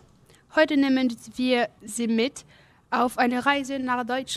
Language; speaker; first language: German; non-native, learner; French